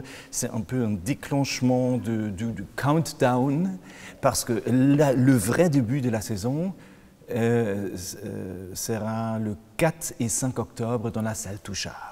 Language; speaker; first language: French; non-native, fluent; German